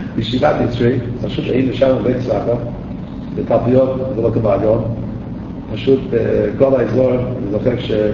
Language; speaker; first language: Hebrew; native; Hebrew